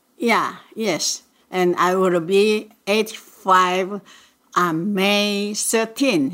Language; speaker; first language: English; non-native, learner; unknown